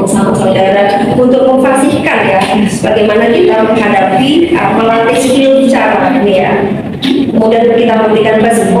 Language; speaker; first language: Indonesian; native; Indonesian